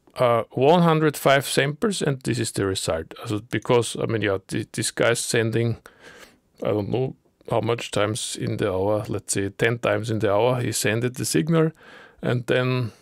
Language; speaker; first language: English; non-native, learner; German